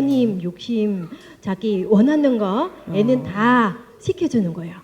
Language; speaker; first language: Korean; non-native, learner; Vietnamese